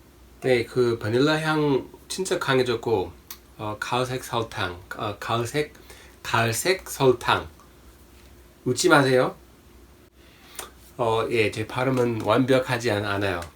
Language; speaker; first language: Korean; non-native, fluent; English